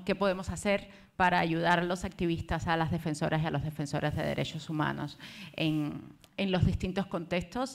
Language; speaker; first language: Spanish; native; Spanish